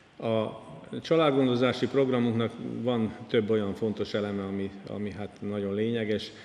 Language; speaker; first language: Hungarian; native; Hungarian